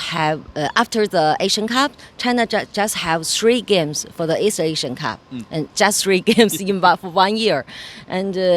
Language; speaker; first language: English; non-native, learner; Chinese